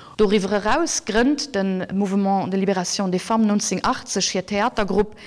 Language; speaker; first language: Luxembourgish; native; Luxembourgish